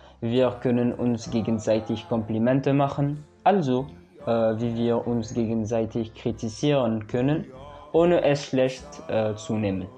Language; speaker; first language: German; non-native, learner; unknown